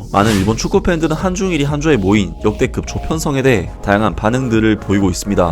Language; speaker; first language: Korean; native; Korean